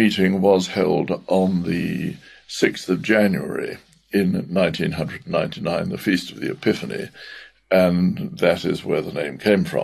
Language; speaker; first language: English; native; English